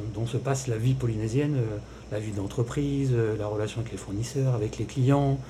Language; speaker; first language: French; native; French